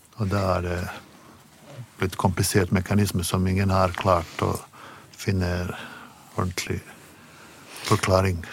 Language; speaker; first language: Norwegian; non-native, fluent; Bosnian